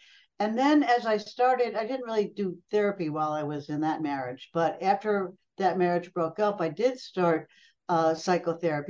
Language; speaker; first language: English; native; English